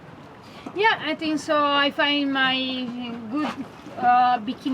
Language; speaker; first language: English; non-native, learner; Spanish